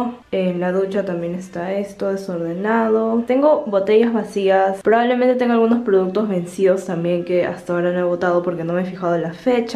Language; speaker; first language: Spanish; native; Spanish